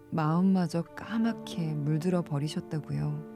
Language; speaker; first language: Korean; native; Korean